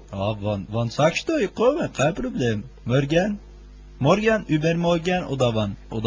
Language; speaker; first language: German; non-native, learner; Turkish